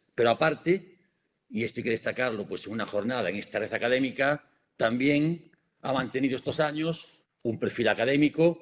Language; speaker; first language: Spanish; native; Spanish